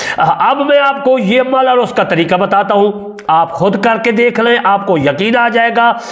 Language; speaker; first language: Urdu; non-native, local second language; Saraiki